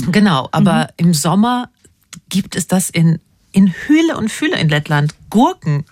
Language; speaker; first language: German; non-native, fluent; Latvian